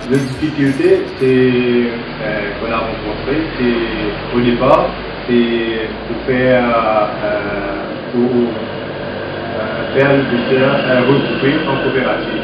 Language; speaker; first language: French; non-native, local second language; Morisyen